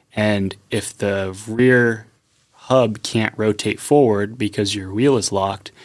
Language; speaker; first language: English; native; English